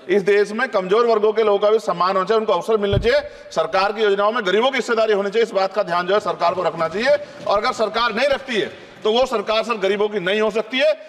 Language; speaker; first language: Hindi; native; Hindi